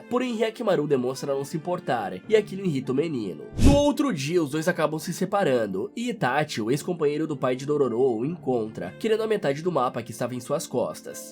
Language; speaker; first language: Portuguese; native; Portuguese